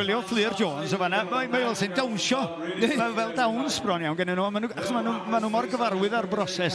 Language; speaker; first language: Welsh; native; Welsh